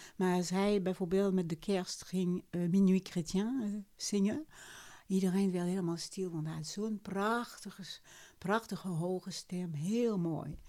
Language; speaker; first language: Dutch; non-native, fluent; French